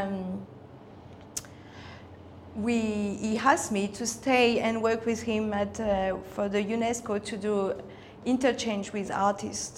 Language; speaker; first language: English; non-native, fluent; Spanish